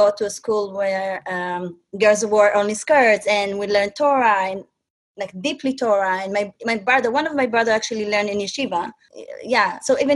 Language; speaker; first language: English; non-native, fluent; Hebrew